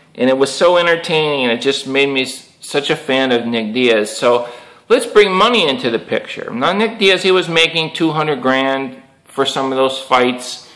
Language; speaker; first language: English; native; English